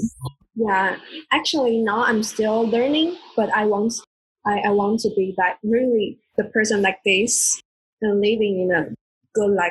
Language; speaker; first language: English; non-native, learner; Chinese